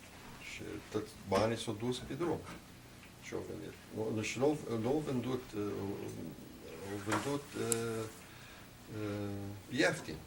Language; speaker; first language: Romanian; early bilingual, heritage; Romanian